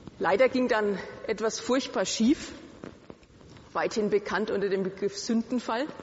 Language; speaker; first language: German; native; German